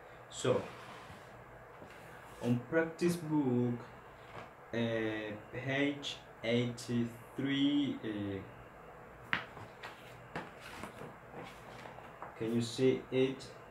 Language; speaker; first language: English; non-native, fluent; Spanish